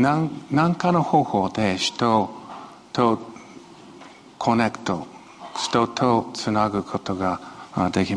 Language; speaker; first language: Japanese; non-native, fluent; Chinese